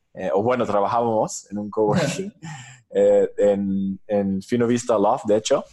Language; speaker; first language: Spanish; non-native, fluent; English